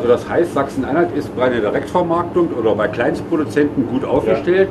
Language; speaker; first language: German; native; German